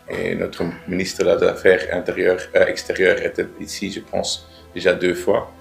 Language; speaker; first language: French; non-native, local second language; Dutch